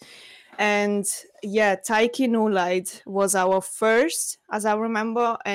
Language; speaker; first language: English; non-native, fluent; Russian